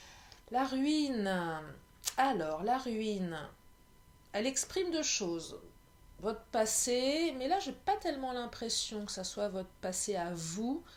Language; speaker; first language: French; native; French